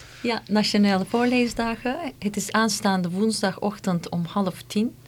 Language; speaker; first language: Dutch; non-native, fluent; Turkish